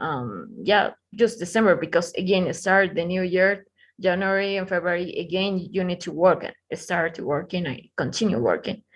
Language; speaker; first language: English; non-native, learner; Spanish